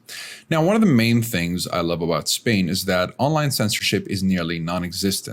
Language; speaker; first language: English; native; English